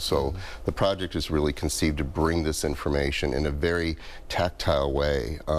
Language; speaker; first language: English; native; English